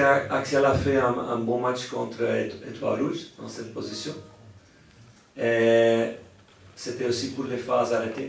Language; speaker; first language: French; non-native, local second language; Dutch